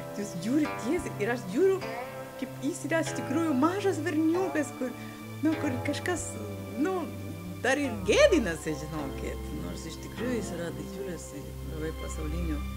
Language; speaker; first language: Lithuanian; non-native, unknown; Spanish